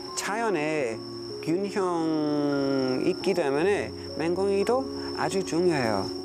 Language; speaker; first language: Korean; non-native, fluent; English